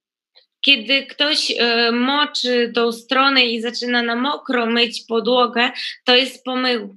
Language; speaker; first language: Polish; non-native, fluent; Ukrainian